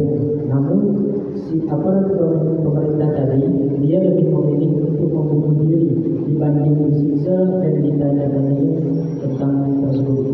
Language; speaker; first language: Indonesian; native; Indonesian